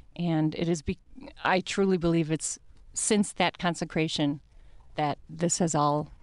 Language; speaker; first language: English; early bilingual, other home language; Italian